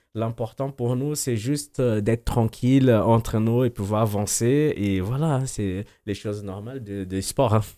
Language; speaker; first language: French; non-native, fluent; Portuguese